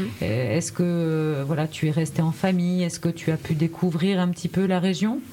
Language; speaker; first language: French; native; French